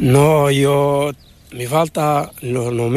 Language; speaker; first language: Spanish; non-native, learner; Arabic